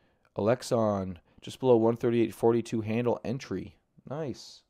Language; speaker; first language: English; native; English